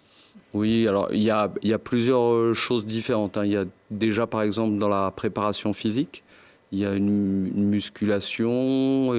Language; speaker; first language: French; native; French